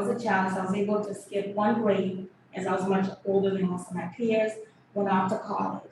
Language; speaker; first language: English; early bilingual, other home language; Kabuverdianu